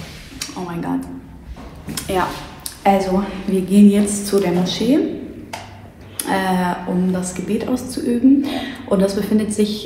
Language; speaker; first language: German; early bilingual, other home language; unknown